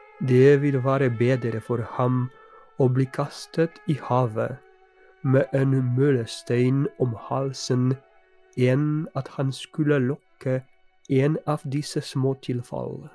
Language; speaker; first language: Norwegian; non-native, fluent; Polish